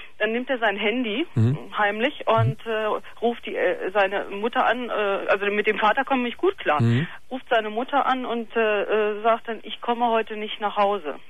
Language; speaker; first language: German; native; German